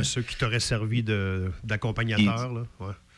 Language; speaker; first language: French; native; French